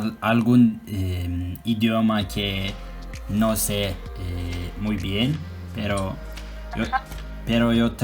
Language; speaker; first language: Spanish; non-native, learner; Turkish